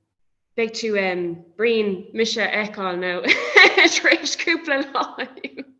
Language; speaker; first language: Irish; non-native, local second language; English